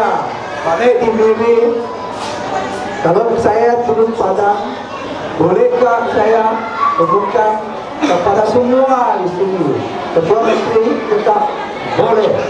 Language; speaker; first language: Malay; non-native, local second language; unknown